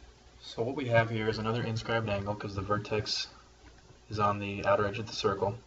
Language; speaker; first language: English; native; English